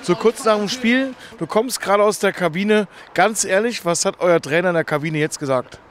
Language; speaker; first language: German; native; German